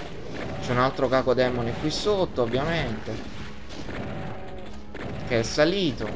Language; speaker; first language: Italian; native; Italian